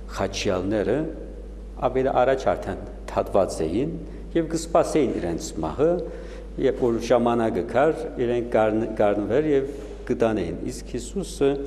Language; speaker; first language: Armenian; early bilingual, heritage; Armenian